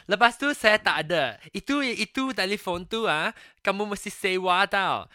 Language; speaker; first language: Malay; non-native, local second language; Chinese